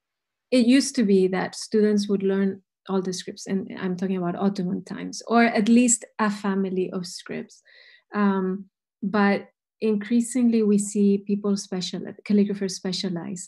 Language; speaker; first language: English; non-native, fluent; Spanish